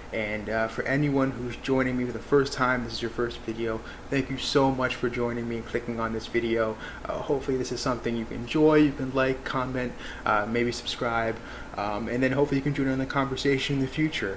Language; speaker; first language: English; native; English